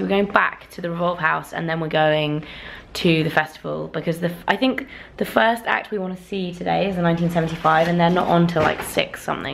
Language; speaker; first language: English; native; English